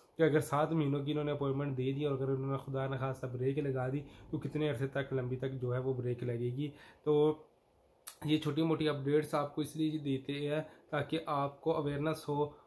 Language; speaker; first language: Urdu; non-native, local second language; Punjabi